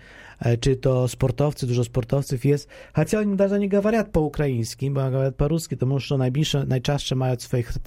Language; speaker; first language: Polish; non-native, fluent; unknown